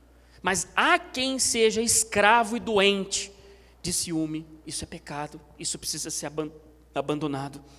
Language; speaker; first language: Portuguese; native; Portuguese